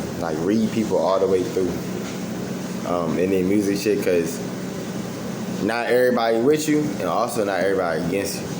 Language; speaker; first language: English; native; English